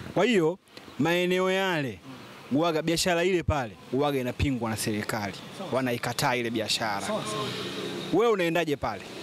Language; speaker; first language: Swahili; native; Swahili